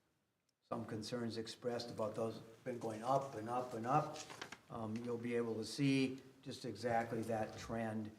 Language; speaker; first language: English; native; English